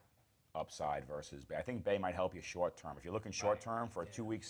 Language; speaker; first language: English; native; English